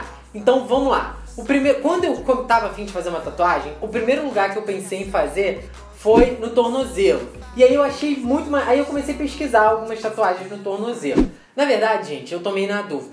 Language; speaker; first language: Portuguese; native; Portuguese